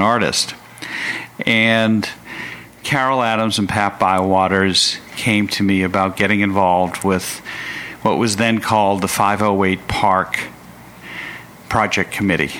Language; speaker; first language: English; native; English